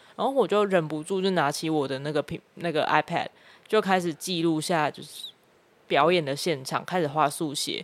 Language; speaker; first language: Chinese; native; Chinese